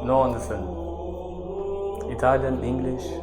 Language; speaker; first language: English; non-native, learner; Italian